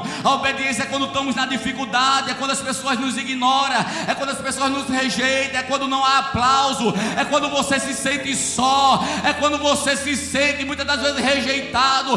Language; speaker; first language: Portuguese; native; Portuguese